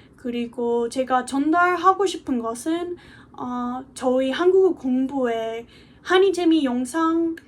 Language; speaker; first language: Korean; non-native, fluent; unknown